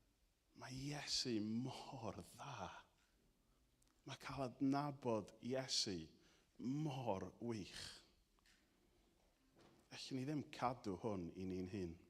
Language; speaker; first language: Welsh; native; Welsh